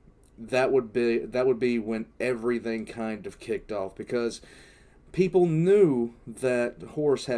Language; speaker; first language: English; native; English